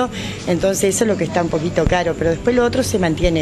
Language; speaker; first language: Spanish; native; Spanish